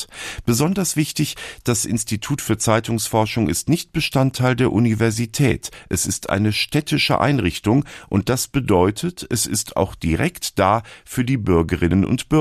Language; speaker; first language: German; native; German